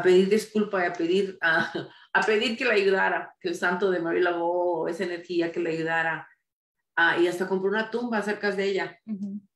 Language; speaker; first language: Spanish; early bilingual, heritage; Spanish